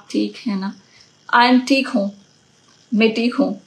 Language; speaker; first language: Hindi; non-native, local second language; Telugu